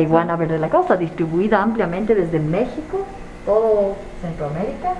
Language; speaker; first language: Spanish; native; Spanish